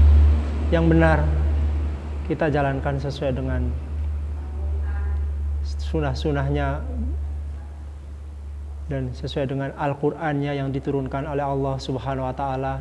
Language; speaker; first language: Indonesian; native; Indonesian